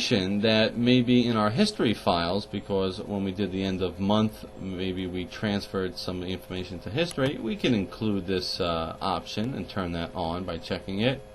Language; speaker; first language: English; native; English